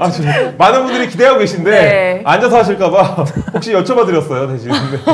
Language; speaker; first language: Korean; native; Korean